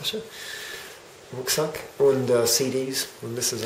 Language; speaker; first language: German; non-native, learner; English